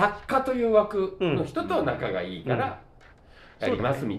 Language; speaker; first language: Japanese; native; Japanese